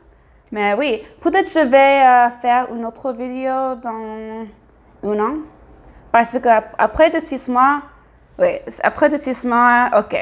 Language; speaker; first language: French; non-native, learner; English